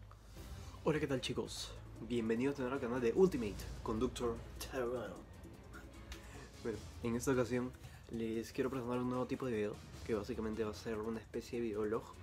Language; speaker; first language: Spanish; native; Spanish